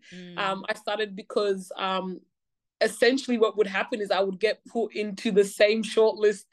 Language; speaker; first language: English; native; English